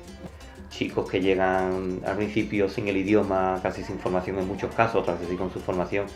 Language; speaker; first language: Spanish; native; Spanish